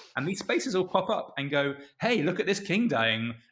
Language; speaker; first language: English; native; English